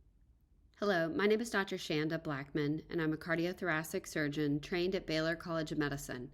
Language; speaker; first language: English; native; English